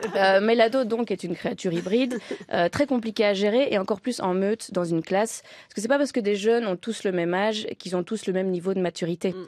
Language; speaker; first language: French; native; French